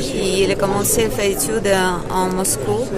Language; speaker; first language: French; non-native, fluent; Russian